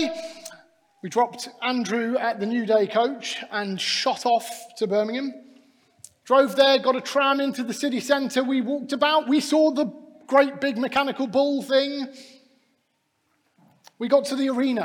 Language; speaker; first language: English; native; English